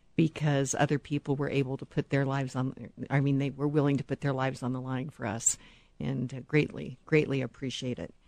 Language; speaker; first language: English; native; English